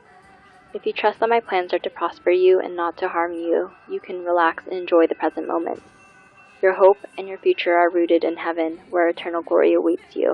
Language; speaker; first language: English; native; English